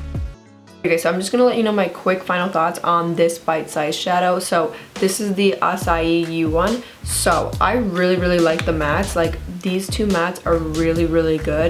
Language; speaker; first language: English; native; English